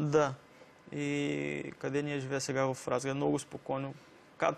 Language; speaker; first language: Bulgarian; non-native, learner; Portuguese